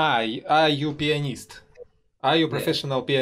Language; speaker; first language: English; non-native, learner; Russian